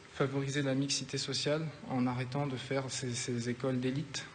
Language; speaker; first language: French; native; French